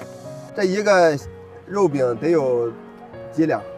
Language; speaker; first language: Chinese; native; Chinese